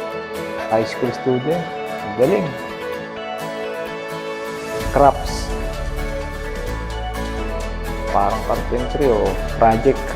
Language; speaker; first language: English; non-native, learner; Filipino